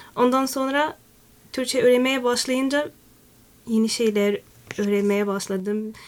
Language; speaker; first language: Turkish; non-native, fluent; Arabic